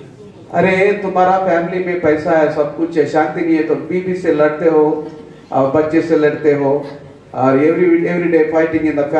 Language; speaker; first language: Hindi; non-native, local second language; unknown